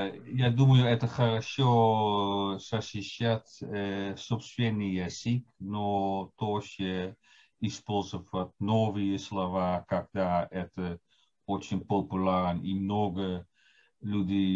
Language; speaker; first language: Russian; non-native, fluent; Dutch